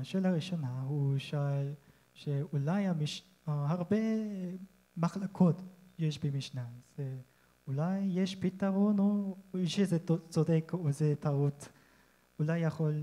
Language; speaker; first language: Hebrew; non-native, learner; Korean